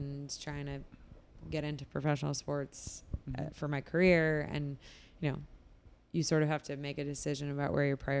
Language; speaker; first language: English; native; English